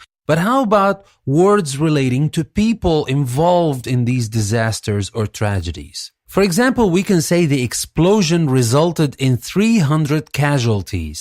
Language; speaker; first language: English; non-native, fluent; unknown